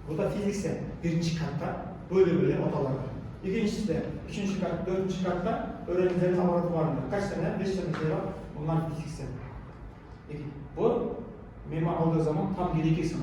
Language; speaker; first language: Turkish; non-native, learner; Kazakh